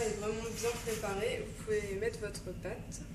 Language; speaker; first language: French; native; French